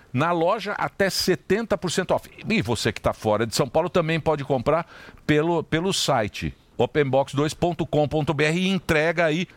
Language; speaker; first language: Portuguese; native; Portuguese